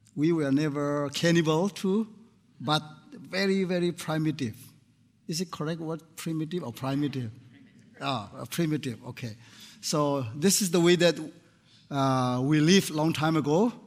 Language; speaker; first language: English; non-native, fluent; Burmese